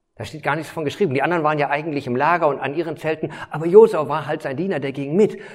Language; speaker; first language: German; native; German